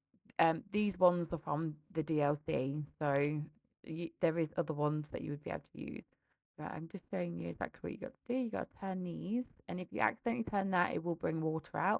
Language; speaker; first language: English; native; English